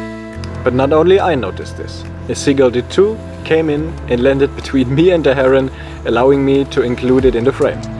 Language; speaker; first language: English; non-native, fluent; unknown